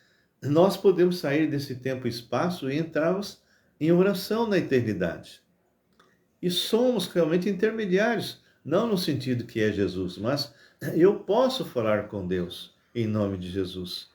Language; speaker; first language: Portuguese; native; Portuguese